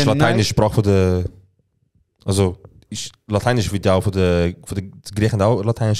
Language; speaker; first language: German; native; German